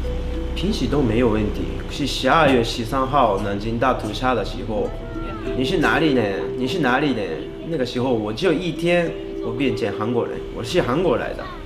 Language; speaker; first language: Chinese; non-native, learner; Japanese